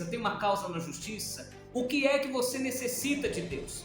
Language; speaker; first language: Portuguese; native; Portuguese